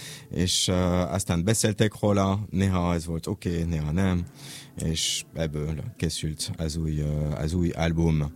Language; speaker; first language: Hungarian; non-native, learner; French